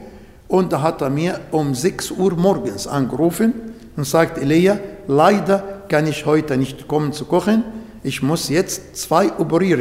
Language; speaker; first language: German; non-native, learner; Arabic